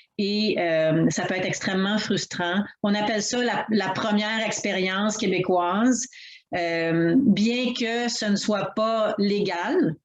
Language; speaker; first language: French; native; French